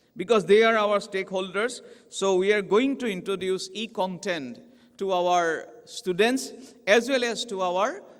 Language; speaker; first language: English; non-native, local second language; Assamese